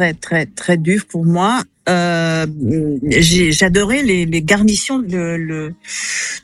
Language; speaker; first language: French; non-native, fluent; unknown